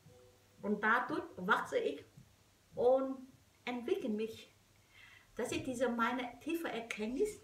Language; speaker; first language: German; non-native, learner; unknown